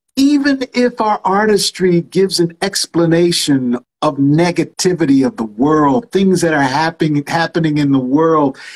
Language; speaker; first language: English; native; English